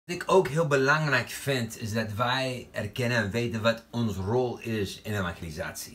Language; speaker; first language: Dutch; non-native, fluent; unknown